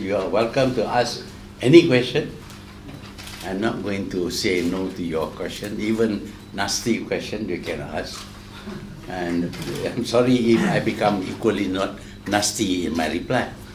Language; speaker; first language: English; non-native, local second language; Malay